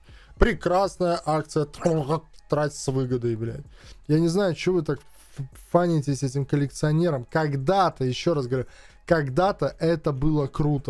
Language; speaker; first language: Russian; native; Russian